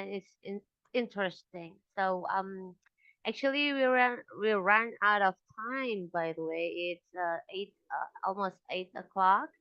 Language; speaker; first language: English; non-native, local second language; Indonesian